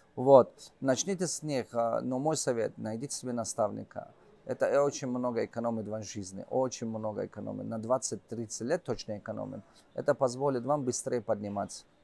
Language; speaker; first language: Russian; non-native, local second language; Tajik